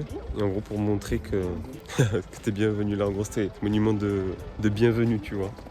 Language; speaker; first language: French; native; French